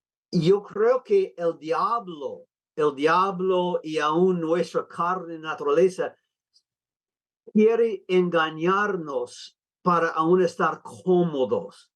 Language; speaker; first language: Spanish; non-native, fluent; English